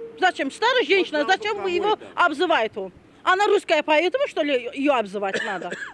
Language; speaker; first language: Russian; non-native, local second language; Azerbaijani